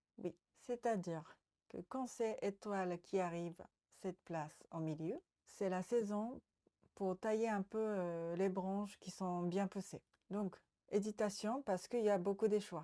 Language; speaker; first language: French; non-native, learner; Japanese